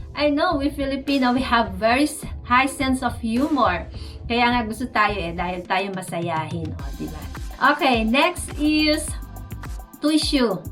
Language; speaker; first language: Filipino; native; Filipino